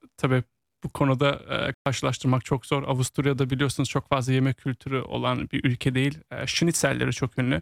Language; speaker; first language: Turkish; early bilingual, heritage; Turkish